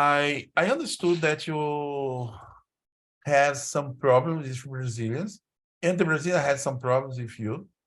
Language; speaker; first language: English; non-native, learner; Portuguese